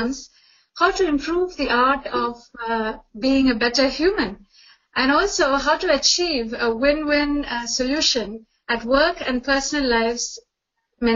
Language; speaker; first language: English; non-native, local second language; Tamil